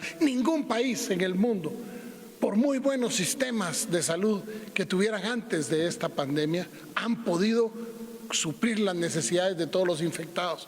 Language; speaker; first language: Spanish; native; Spanish